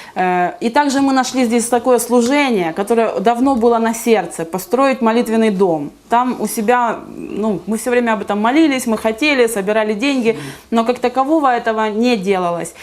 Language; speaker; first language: Russian; native; Russian